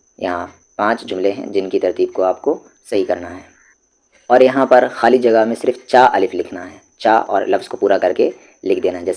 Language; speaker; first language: Urdu; native; Urdu